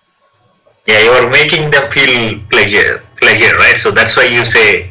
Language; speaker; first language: English; non-native, learner; Telugu